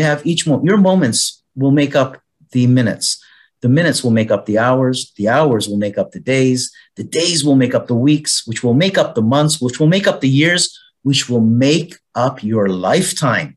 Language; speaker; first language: English; native; English